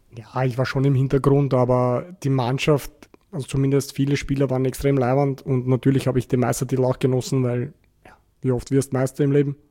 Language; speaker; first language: German; native; German